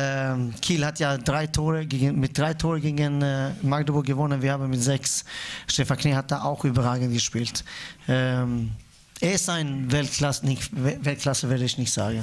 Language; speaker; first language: German; non-native, fluent; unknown